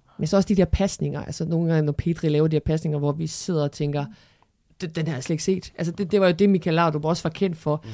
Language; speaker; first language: Danish; early bilingual, other home language; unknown